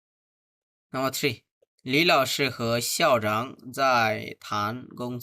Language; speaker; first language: Chinese; non-native, fluent; Bangla